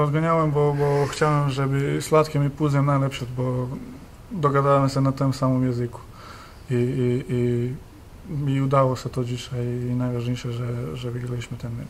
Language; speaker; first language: Polish; non-native, learner; Serbian